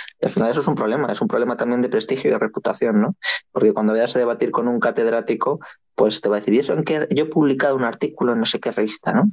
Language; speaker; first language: Spanish; native; Spanish